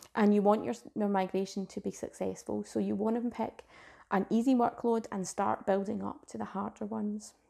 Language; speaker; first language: English; native; English